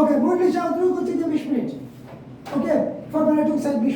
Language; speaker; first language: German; non-native, learner; Bangla